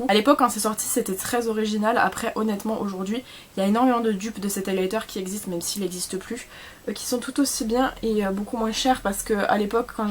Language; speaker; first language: French; native; French